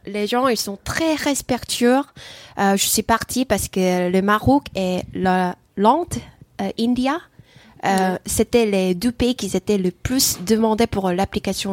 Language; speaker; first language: French; non-native, fluent; Korean